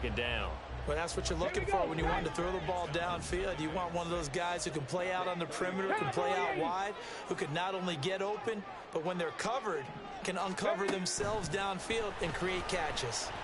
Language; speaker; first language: English; native; English